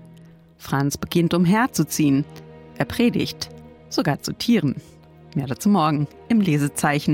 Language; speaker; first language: German; native; German